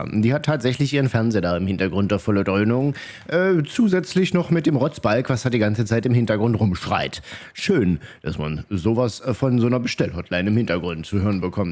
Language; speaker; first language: German; native; German